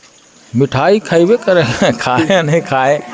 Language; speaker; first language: Hindi; non-native, local second language; Magahi